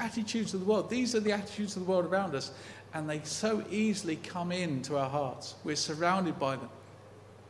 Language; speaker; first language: English; native; English